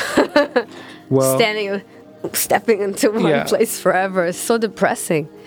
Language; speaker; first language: English; non-native, fluent; Hebrew